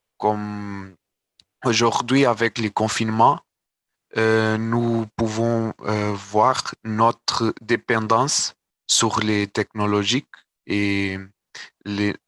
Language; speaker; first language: French; non-native, learner; Portuguese